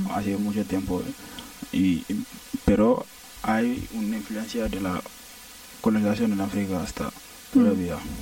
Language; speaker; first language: Spanish; non-native, learner; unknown